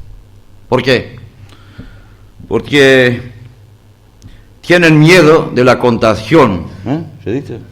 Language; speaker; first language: Spanish; non-native, learner; Greek